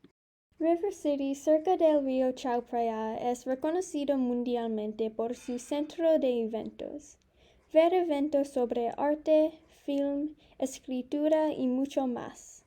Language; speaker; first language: Spanish; non-native, learner; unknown